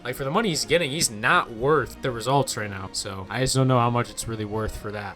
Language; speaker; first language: English; native; English